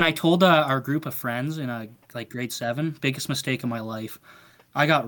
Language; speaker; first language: English; native; English